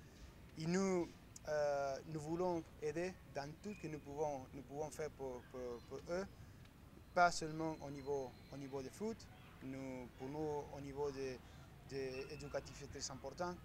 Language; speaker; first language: French; non-native, learner; Spanish